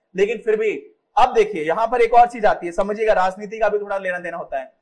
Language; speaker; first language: Hindi; native; Hindi